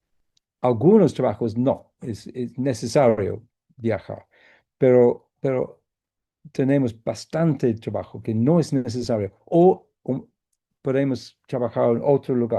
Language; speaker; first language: Spanish; non-native, fluent; English